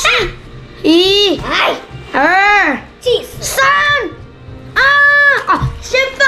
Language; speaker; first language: Chinese; native; Chinese